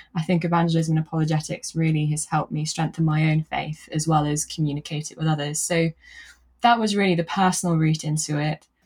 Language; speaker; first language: English; native; English